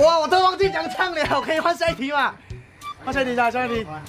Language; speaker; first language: Chinese; native; Chinese